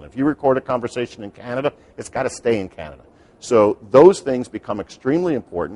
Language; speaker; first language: English; native; English